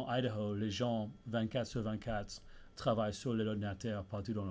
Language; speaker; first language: French; early bilingual, heritage; English